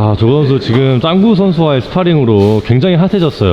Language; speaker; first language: Korean; native; Korean